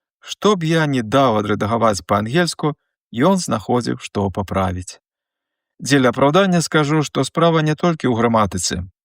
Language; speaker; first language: Belarusian; native; Belarusian